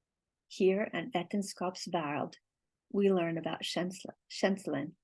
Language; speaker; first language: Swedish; non-native, learner; English